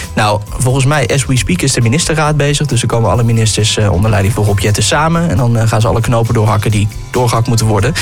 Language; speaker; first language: Dutch; native; Dutch